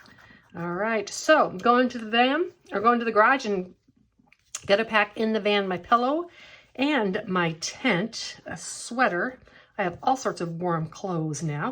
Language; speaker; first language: English; native; English